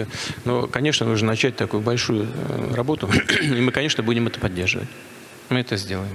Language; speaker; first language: Russian; native; Russian